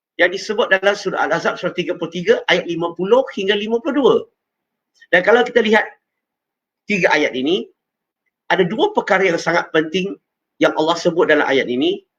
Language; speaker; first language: Malay; non-native, local second language; Chinese